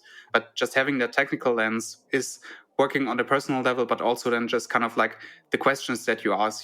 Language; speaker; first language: English; non-native, fluent; German